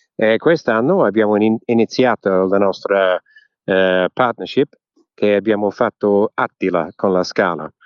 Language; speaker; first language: Italian; early bilingual, heritage; English